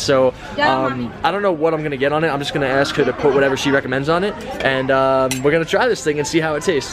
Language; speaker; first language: English; native; English